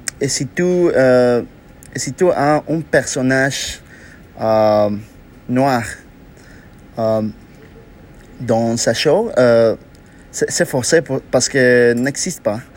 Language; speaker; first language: French; non-native, learner; Spanish